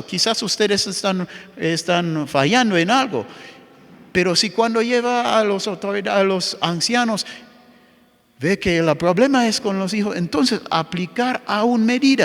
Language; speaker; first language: Spanish; non-native, fluent; English